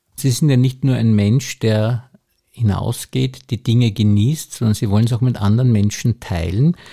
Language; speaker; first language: German; native; German